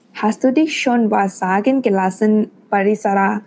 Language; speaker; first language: German; non-native, fluent; Thai